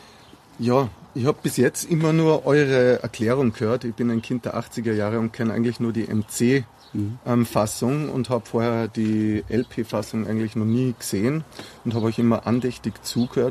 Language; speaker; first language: German; native; German